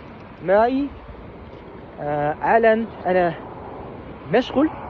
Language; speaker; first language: Arabic; non-native, learner; Kazakh